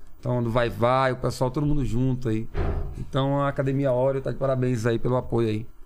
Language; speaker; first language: Portuguese; non-native, local second language; Kayapó